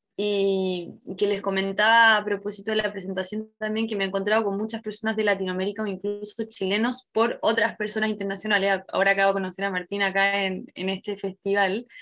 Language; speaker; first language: Spanish; native; Spanish